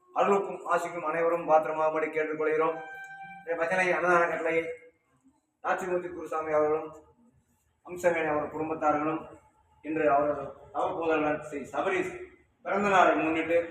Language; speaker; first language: Tamil; native; Tamil